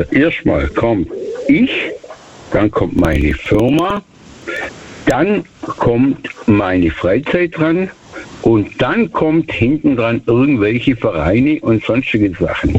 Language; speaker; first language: German; native; German